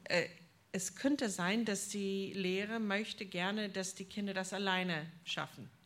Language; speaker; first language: German; non-native, fluent; English